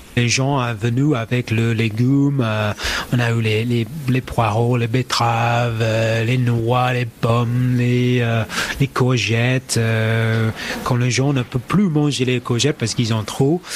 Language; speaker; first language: French; non-native, fluent; English